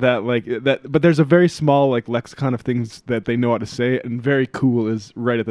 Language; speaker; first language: English; native; English